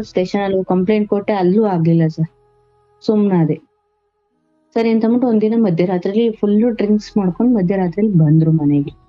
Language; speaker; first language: Kannada; native; Kannada